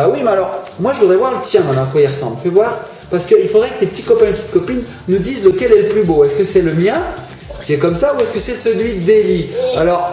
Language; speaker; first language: French; native; French